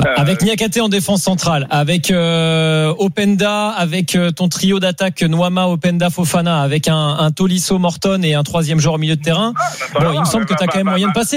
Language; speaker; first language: French; native; French